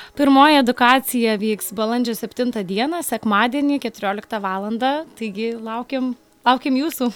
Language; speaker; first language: Lithuanian; native; Lithuanian